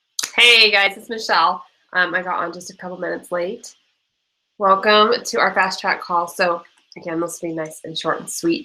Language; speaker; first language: English; native; English